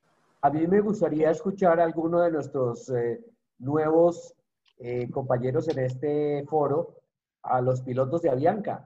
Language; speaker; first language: Spanish; native; Spanish